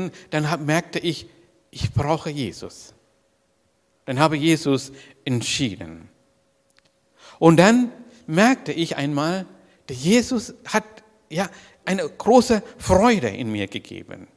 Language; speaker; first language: German; non-native, learner; Sinhala